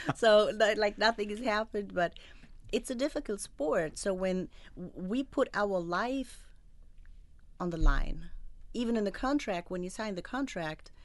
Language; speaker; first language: English; non-native, fluent; Arabic